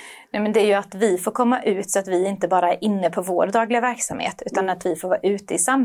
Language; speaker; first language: Swedish; native; Swedish